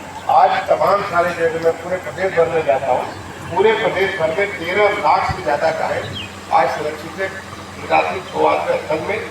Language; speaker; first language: Hindi; native; Hindi